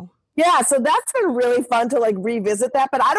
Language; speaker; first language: English; native; English